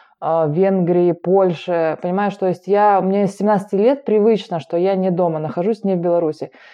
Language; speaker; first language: Russian; native; Russian